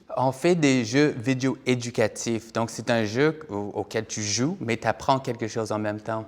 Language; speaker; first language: French; non-native, fluent; English